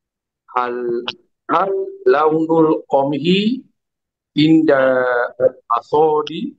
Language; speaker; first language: Arabic; non-native, learner; Malay